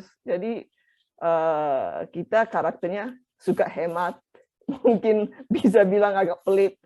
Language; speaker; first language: Indonesian; non-native, fluent; Japanese